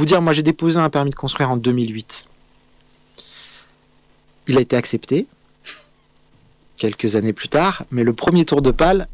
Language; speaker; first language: French; native; French